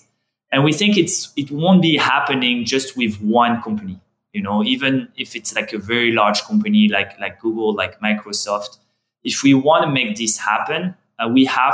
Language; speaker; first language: English; non-native, fluent; French